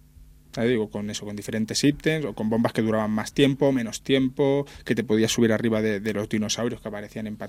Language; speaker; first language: Spanish; native; Spanish